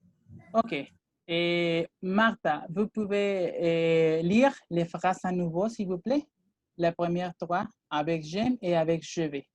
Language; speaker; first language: French; non-native, fluent; Spanish